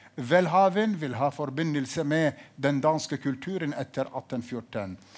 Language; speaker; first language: Norwegian; non-native, fluent; Arabic